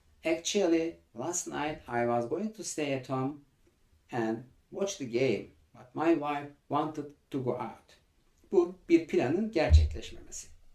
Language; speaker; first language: English; non-native, fluent; Turkish